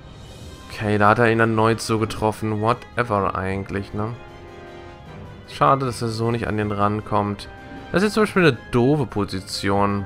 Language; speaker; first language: German; native; German